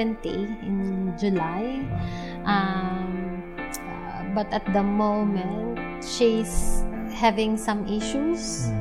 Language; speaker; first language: English; non-native, local second language; Filipino